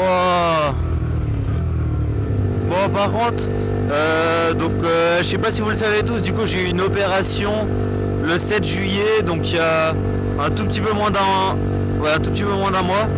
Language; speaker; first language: French; native; French